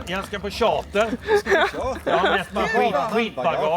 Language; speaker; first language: Swedish; native; Swedish